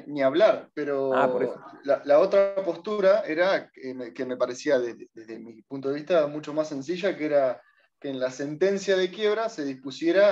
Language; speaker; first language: Spanish; native; Spanish